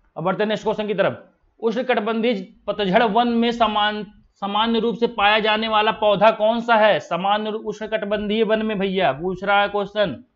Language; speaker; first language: Hindi; native; Hindi